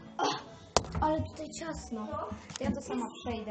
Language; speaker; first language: Polish; native; Polish